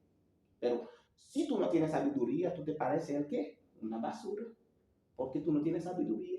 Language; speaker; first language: Spanish; non-native, learner; Haitian Creole